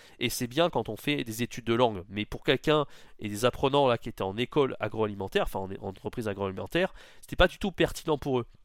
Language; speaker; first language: French; native; French